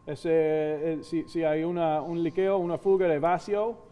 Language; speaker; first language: Spanish; non-native, fluent; English